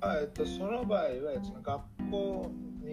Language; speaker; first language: Japanese; non-native, learner; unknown